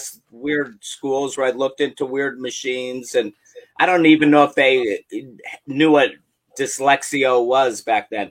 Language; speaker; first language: English; native; English